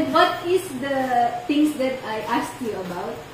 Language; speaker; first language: English; non-native, local second language; Filipino